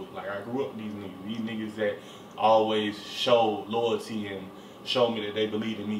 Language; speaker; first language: English; native; English